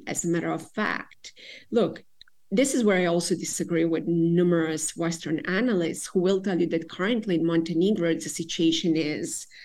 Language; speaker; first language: English; non-native, fluent; Serbian